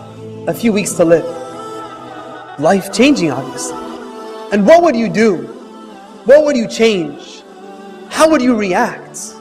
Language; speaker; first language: English; native; English